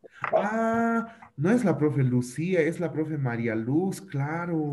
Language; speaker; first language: Spanish; native; Spanish